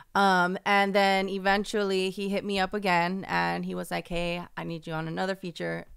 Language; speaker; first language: English; native; English